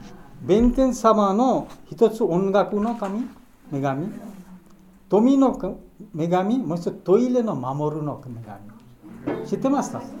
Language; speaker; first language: Japanese; non-native, learner; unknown